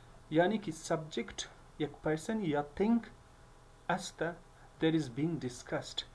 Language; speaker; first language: English; non-native, learner; Hazaragi